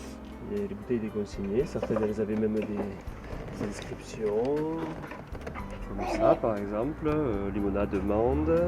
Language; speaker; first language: French; native; French